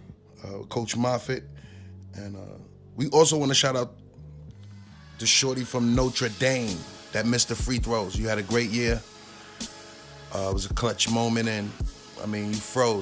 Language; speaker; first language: English; native; English